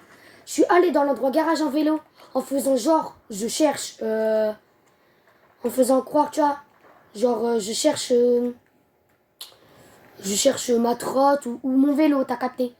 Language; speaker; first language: French; native; French